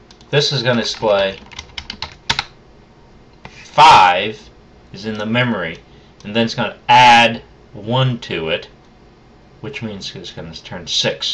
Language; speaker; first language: English; native; English